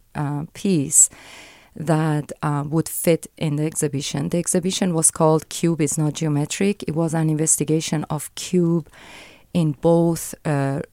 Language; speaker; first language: English; non-native, fluent; Persian